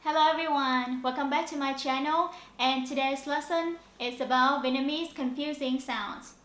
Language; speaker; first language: English; non-native, fluent; Vietnamese